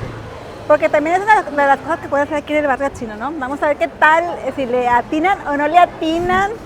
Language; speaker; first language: Spanish; native; Spanish